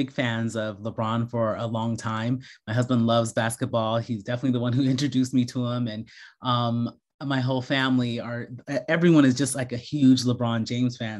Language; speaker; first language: English; native; English